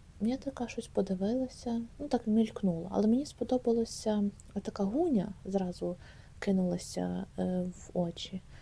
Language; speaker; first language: Ukrainian; native; Ukrainian